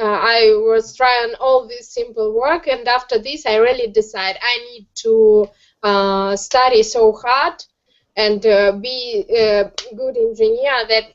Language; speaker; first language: English; non-native, learner; Russian